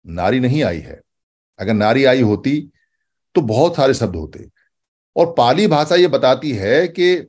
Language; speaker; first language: Hindi; native; Hindi